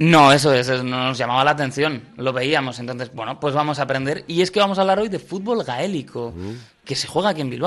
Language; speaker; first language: Spanish; native; Spanish